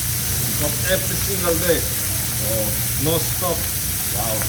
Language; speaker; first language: English; non-native, learner; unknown